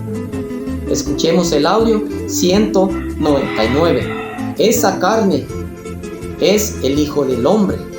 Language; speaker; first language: Spanish; native; Spanish